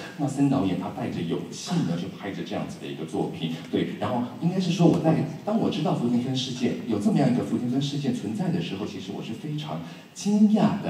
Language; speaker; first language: Chinese; native; Chinese